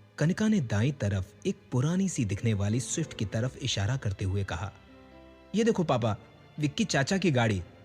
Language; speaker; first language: Hindi; native; Hindi